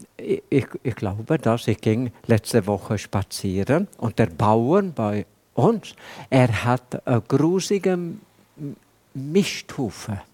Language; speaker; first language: German; non-native, fluent; Welsh